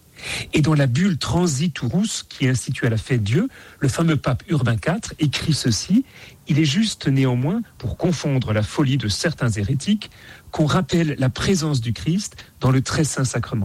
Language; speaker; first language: French; native; French